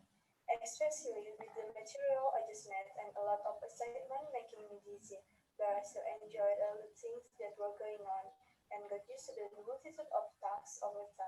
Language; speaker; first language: English; non-native, learner; Indonesian